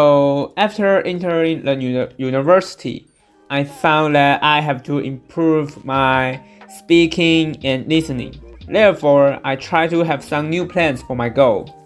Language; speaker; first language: English; non-native, fluent; Chinese